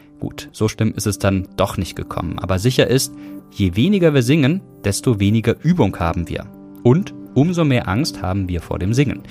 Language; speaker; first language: German; native; German